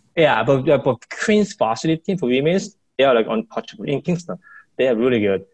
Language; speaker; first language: English; non-native, fluent; Korean